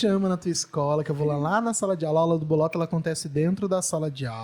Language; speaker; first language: Portuguese; native; Portuguese